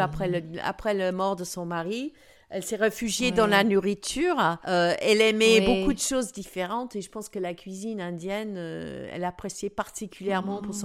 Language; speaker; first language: French; non-native, fluent; English